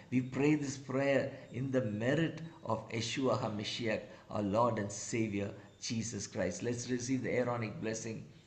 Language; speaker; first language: English; non-native, local second language; Tamil